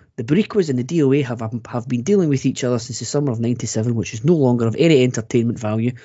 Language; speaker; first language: English; native; English